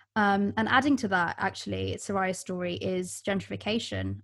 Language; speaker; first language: English; native; English